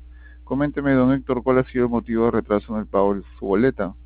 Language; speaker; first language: Spanish; native; Spanish